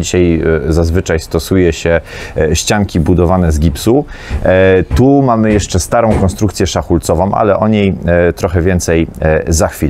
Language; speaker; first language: Polish; native; Polish